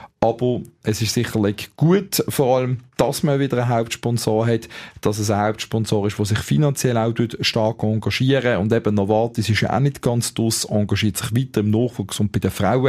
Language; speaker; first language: German; native; German